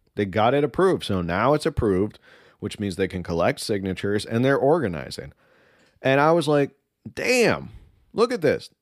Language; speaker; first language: English; early bilingual, other home language; Spanish